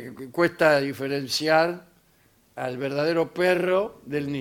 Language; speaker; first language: Spanish; native; Spanish